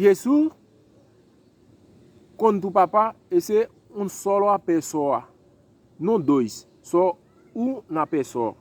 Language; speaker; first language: Spanish; non-native, learner; Haitian Creole